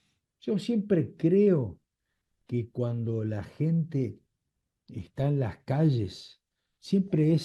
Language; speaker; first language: Spanish; native; Spanish